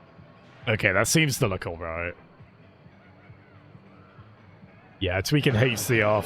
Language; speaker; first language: English; native; English